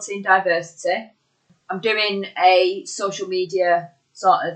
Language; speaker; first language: English; native; English